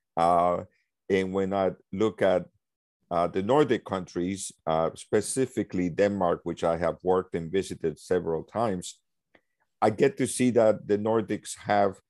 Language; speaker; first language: English; early bilingual, other home language; Spanish